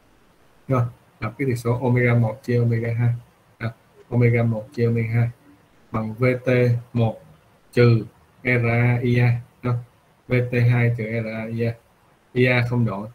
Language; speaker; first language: Vietnamese; native; Vietnamese